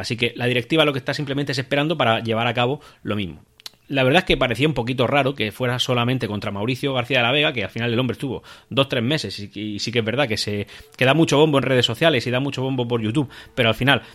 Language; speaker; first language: Spanish; native; Spanish